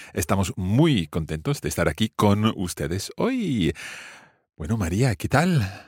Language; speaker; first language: Spanish; non-native, fluent; English